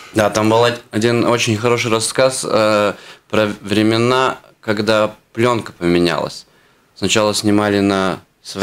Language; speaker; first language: Russian; non-native, fluent; Latvian